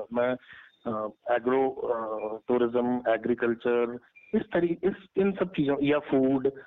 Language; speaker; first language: Hindi; native; Hindi